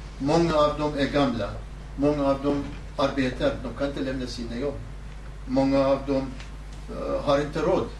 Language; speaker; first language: Swedish; non-native, fluent; Southern Kurdish